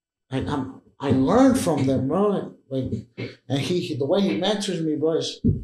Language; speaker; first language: English; early bilingual, other home language; Spanish